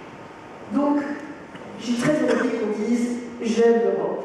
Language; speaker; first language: French; native; French